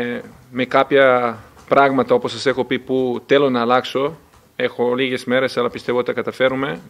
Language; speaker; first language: Greek; non-native, fluent; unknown